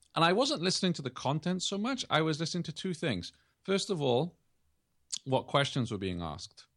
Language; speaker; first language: English; native; English